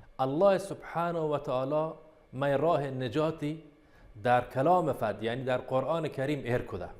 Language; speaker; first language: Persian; non-native, local second language; Baluchi